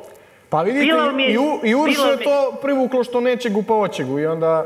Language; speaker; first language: Serbian; native; Serbian